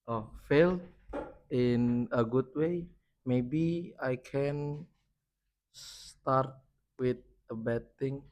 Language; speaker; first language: English; non-native, learner; Indonesian